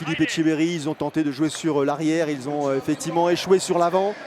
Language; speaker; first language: French; native; French